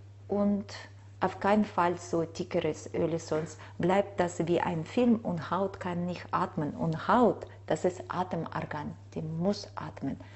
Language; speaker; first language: German; non-native, fluent; Russian